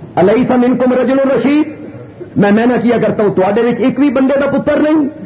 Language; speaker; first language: Urdu; non-native, local second language; Punjabi